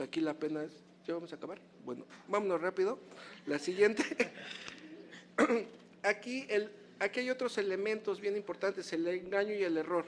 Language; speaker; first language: Spanish; native; Spanish